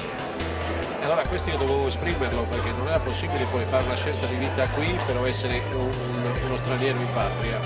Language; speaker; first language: Italian; native; Italian